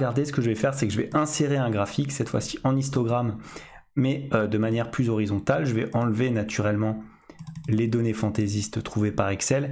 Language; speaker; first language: French; native; French